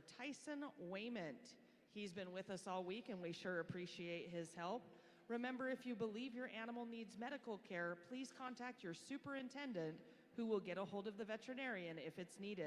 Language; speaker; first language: English; native; English